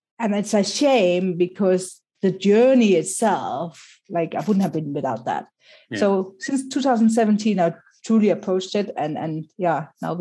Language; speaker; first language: English; non-native, local second language; Danish